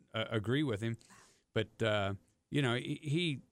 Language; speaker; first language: English; native; English